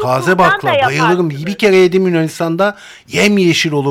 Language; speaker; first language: Turkish; native; Turkish